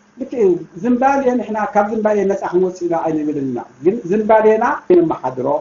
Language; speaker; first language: Tigrinya; native; Tigrinya